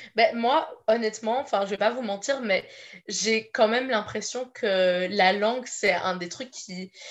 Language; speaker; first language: French; native; French